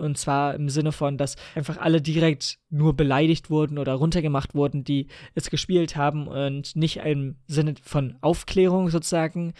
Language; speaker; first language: German; native; German